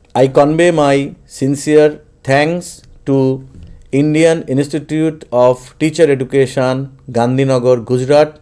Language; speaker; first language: English; non-native, local second language; Bangla